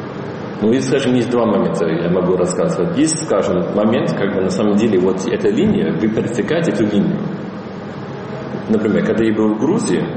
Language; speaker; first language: Russian; non-native, fluent; English